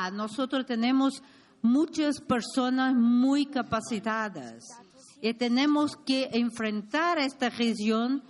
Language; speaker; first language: Spanish; non-native, learner; Portuguese